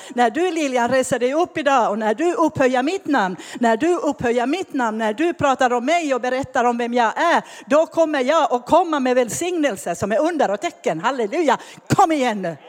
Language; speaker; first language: Swedish; native; Swedish